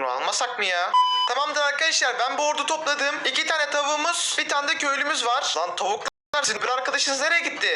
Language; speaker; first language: Turkish; native; Turkish